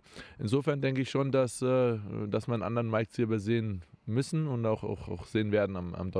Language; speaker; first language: German; native; German